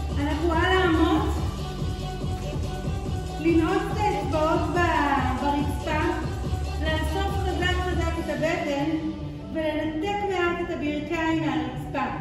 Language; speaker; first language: Hebrew; native; Hebrew